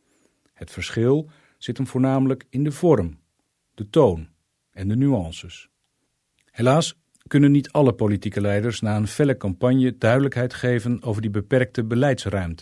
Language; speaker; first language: Dutch; native; Dutch